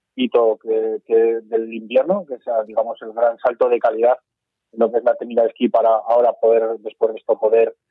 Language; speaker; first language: Spanish; native; Spanish